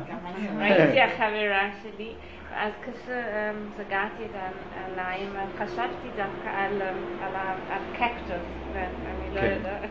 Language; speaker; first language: Hebrew; non-native, learner; English